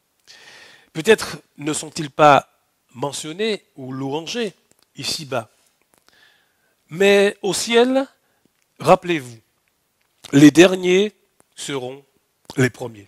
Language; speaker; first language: French; native; French